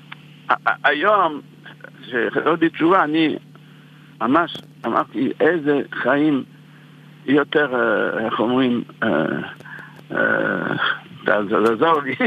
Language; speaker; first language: Hebrew; non-native, fluent; French